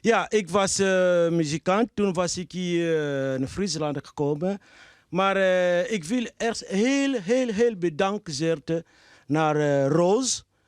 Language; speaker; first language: Dutch; non-native, fluent; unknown